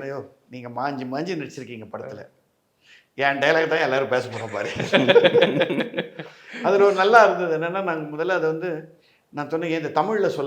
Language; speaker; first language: Tamil; native; Tamil